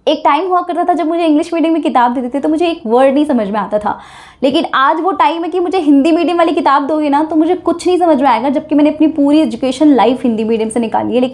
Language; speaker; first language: Hindi; native; Hindi